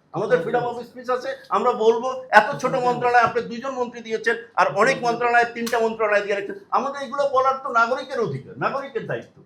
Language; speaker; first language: Bangla; non-native, local second language; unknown